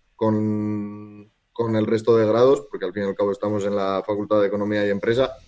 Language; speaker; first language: Spanish; native; Spanish